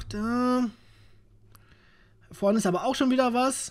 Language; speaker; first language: German; native; German